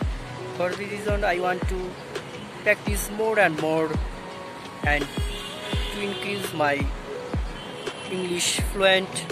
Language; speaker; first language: English; non-native, learner; Bangla